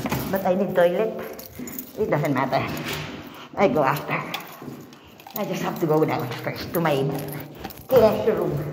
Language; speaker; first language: English; non-native, local second language; Filipino